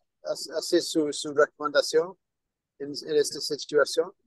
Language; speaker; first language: Spanish; non-native, learner; English